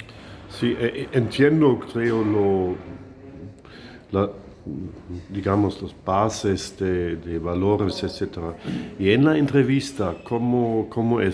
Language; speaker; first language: Spanish; non-native, fluent; German